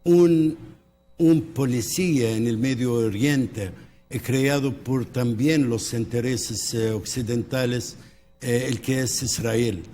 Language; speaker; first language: Spanish; early bilingual, heritage; Spanish